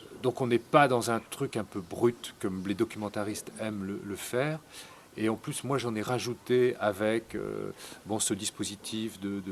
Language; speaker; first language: French; native; French